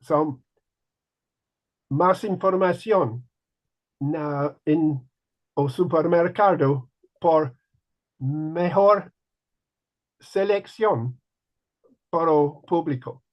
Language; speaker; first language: Spanish; non-native, learner; English